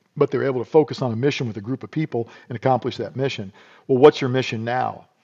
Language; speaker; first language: English; native; English